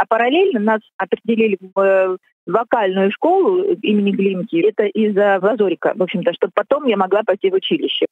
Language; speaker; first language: Russian; native; Russian